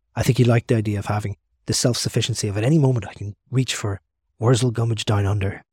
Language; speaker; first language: English; native; English